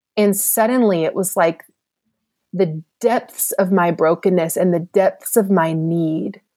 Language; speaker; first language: English; native; English